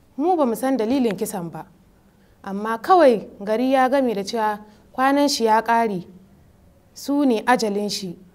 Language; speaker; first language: Hausa; native; Hausa